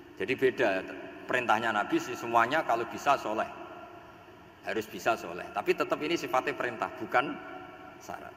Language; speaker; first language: Indonesian; non-native, local second language; Javanese